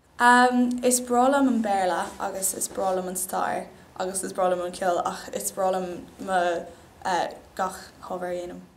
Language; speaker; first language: Irish; non-native, local second language; English